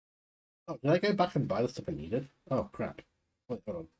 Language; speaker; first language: English; native; English